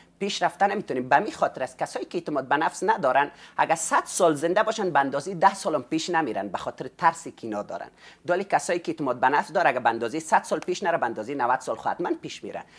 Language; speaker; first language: Persian; native; Persian